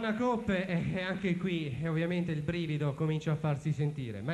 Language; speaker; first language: Italian; native; Italian